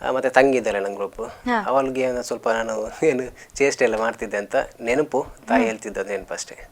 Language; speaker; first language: Kannada; non-native, local second language; Tulu